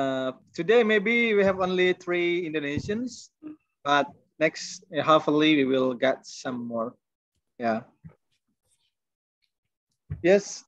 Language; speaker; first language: English; non-native, learner; Indonesian